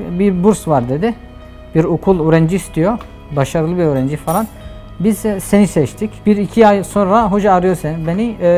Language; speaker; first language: Turkish; non-native, fluent; Arabic